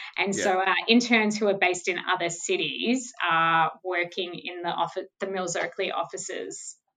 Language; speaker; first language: English; native; English